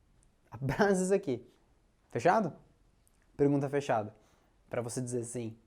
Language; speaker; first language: Portuguese; native; Portuguese